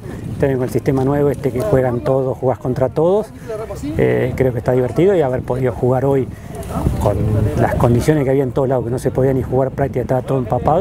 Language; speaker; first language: Spanish; native; Spanish